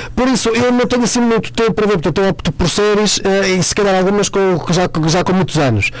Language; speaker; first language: Portuguese; native; Portuguese